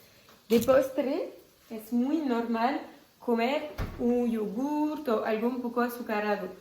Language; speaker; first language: Spanish; non-native, fluent; French